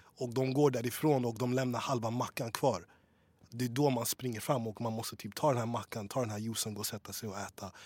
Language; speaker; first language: Swedish; early bilingual, other home language; English